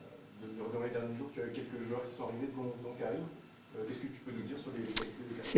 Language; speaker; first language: French; native; French